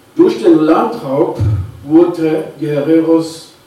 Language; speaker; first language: German; non-native, fluent; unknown